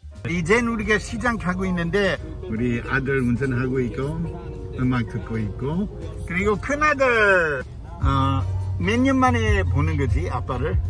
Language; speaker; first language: Korean; non-native, fluent; English